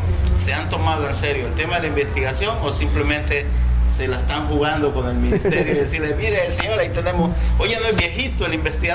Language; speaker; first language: Spanish; native; Spanish